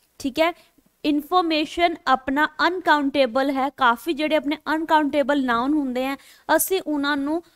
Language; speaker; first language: Hindi; non-native, local second language; Punjabi